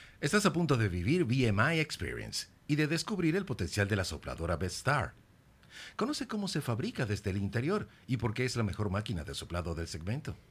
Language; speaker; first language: Spanish; native; Spanish